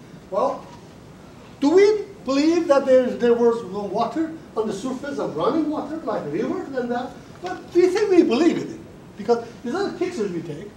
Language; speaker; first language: English; non-native, fluent; Azerbaijani